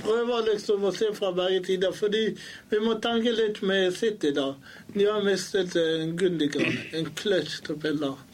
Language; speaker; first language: Norwegian; early bilingual, other home language; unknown